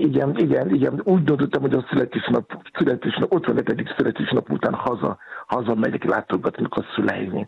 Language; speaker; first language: Hungarian; non-native, learner; Yoruba